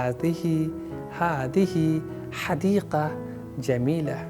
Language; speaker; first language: Arabic; non-native, fluent; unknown